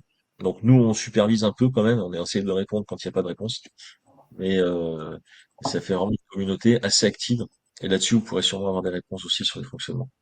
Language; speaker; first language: French; native; French